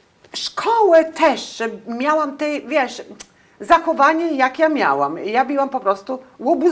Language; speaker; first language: Polish; non-native, learner; Italian